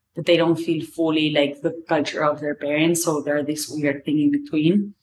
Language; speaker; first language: English; non-native, fluent; Spanish